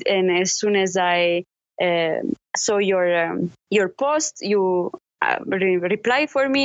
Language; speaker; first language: English; non-native, learner; Italian